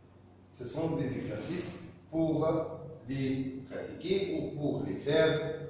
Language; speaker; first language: French; non-native, fluent; Arabic